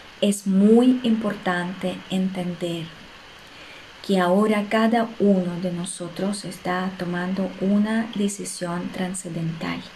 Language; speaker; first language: Spanish; non-native, fluent; Russian